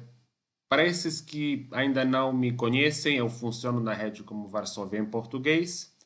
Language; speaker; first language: Portuguese; non-native, fluent; Polish